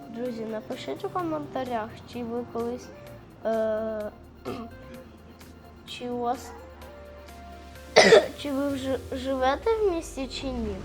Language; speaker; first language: Ukrainian; native; Ukrainian